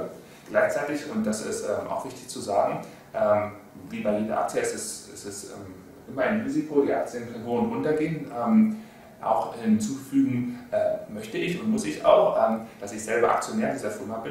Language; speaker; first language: German; native; German